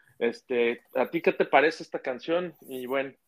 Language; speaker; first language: Spanish; native; Spanish